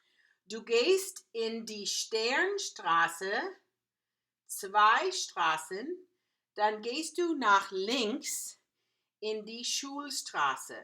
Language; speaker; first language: German; non-native, fluent; English